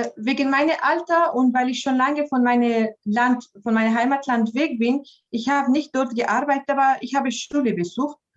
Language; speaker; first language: German; non-native, fluent; Arabic